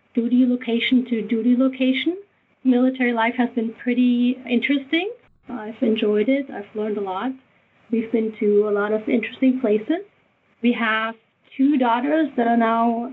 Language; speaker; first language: English; non-native, fluent; German